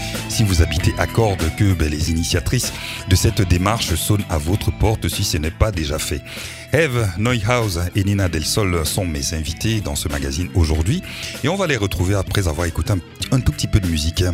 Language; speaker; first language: French; native; French